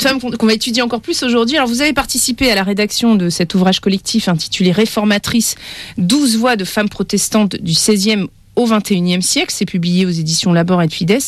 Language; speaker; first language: French; native; French